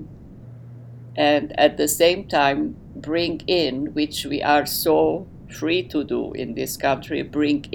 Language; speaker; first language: English; non-native, fluent; Arabic